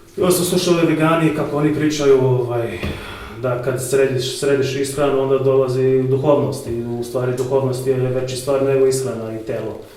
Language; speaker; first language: Bosnian; early bilingual, heritage; Serbian